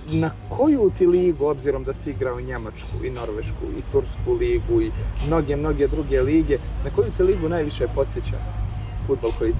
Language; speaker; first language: Serbian; native; Serbian